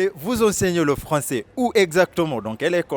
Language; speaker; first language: French; non-native, fluent; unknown